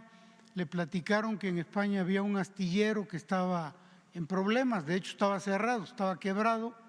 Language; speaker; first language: Spanish; native; Spanish